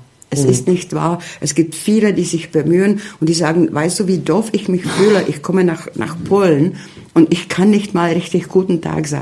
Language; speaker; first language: German; early bilingual, heritage; Czech